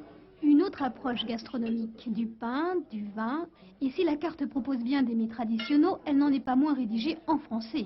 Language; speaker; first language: French; native; French